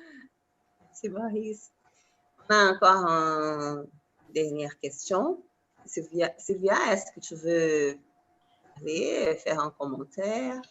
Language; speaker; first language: French; non-native, fluent; Portuguese